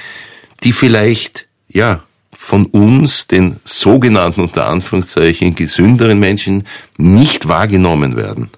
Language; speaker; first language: German; native; German